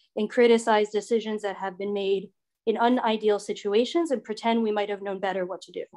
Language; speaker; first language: English; native; English